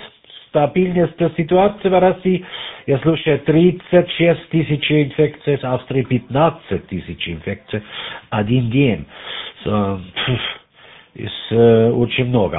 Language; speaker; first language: Russian; non-native, learner; German